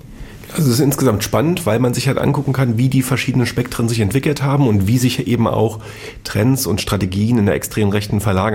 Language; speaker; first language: German; native; German